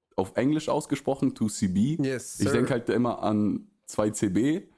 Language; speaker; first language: German; early bilingual, other home language; Russian